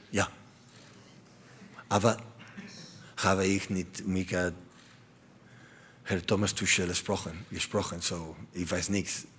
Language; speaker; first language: German; non-native, learner; Catalan